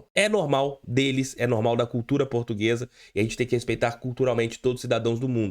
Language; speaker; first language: Portuguese; native; Portuguese